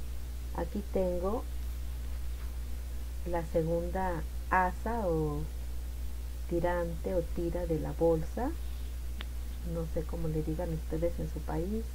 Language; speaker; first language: Spanish; native; Spanish